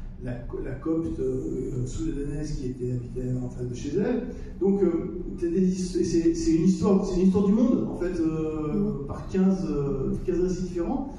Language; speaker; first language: French; native; French